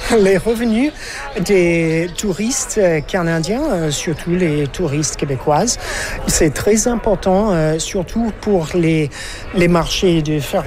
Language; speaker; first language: French; non-native, fluent; English